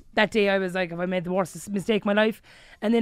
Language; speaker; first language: English; native; English